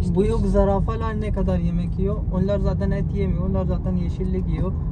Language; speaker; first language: Turkish; non-native, fluent; Urdu